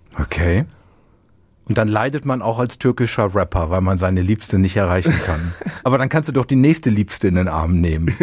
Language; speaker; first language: German; native; German